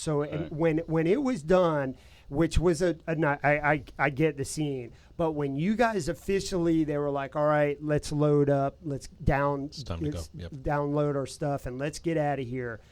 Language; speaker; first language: English; native; English